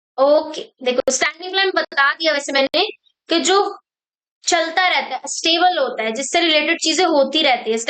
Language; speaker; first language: Hindi; native; Hindi